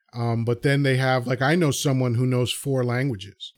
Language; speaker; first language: English; early bilingual, other home language; Spanish